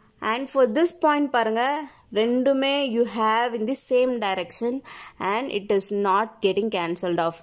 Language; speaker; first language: English; non-native, local second language; Tamil